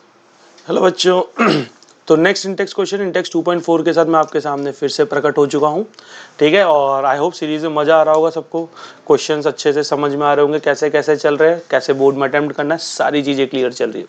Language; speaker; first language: Hindi; native; Hindi